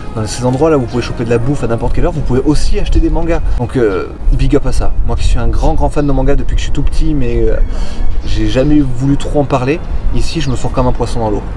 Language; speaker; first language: French; native; French